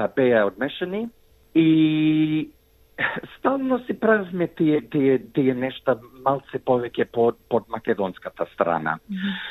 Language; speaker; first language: Macedonian; early bilingual, heritage; Macedonian